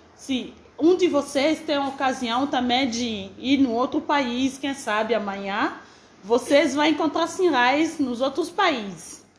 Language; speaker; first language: Portuguese; non-native, fluent; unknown